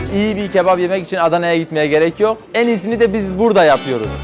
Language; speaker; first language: Turkish; native; Turkish